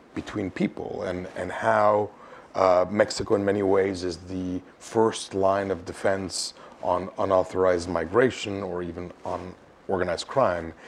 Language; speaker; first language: English; native; English